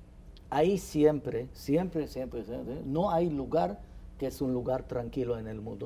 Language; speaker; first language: Spanish; non-native, fluent; Hebrew